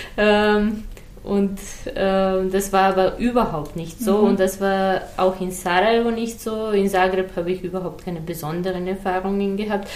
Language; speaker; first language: German; non-native, fluent; Serbian